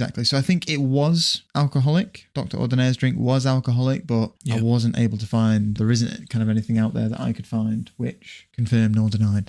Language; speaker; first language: English; native; English